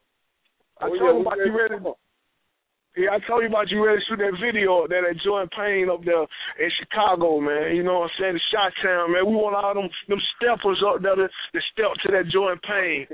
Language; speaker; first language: English; native; English